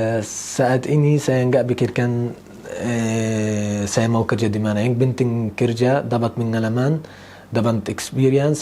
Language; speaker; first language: Indonesian; non-native, fluent; Arabic